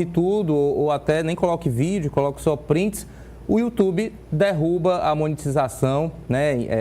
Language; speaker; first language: Portuguese; native; Portuguese